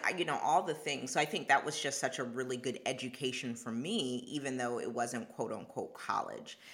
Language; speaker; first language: English; early bilingual, other home language; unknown